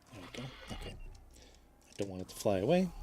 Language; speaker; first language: English; native; English